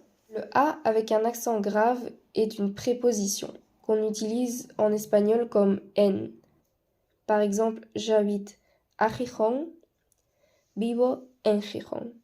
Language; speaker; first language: French; non-native, fluent; Spanish